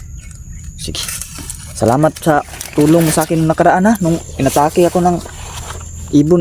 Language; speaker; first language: Filipino; non-native, local second language; Cebuano